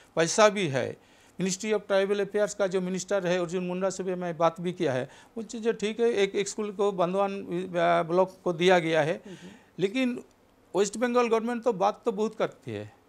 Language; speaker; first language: Hindi; non-native, local second language; Santali